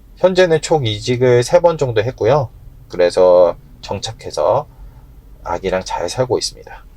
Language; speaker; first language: Korean; native; Korean